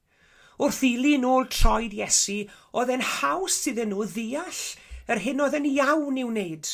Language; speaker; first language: Welsh; native; Welsh